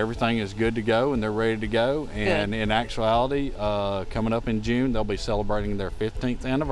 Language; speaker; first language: English; native; English